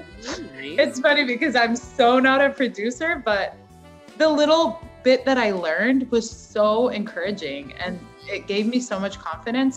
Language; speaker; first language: English; native; English